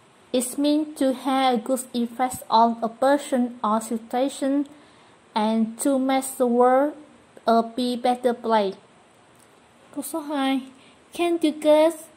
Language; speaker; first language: English; non-native, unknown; Vietnamese